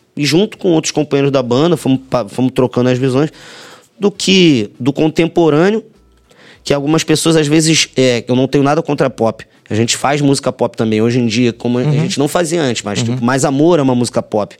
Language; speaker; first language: Portuguese; native; Portuguese